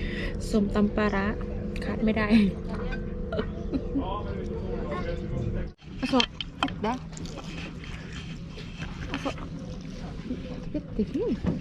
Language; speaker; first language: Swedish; non-native, learner; Thai